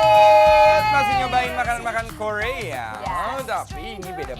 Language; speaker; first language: Indonesian; native; Indonesian